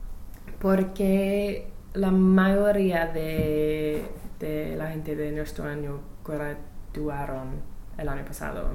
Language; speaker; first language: Spanish; non-native, learner; English